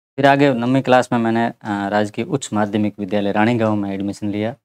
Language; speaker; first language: Hindi; native; Hindi